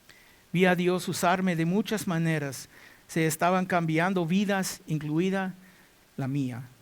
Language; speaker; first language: Spanish; non-native, learner; English